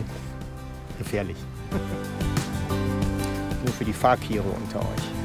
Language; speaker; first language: German; native; German